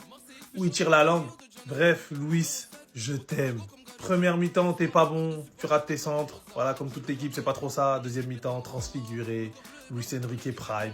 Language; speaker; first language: French; native; French